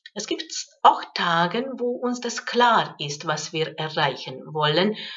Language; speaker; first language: German; non-native, fluent; Hungarian